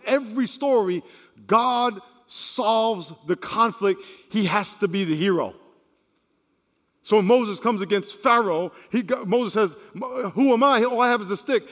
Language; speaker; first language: English; native; English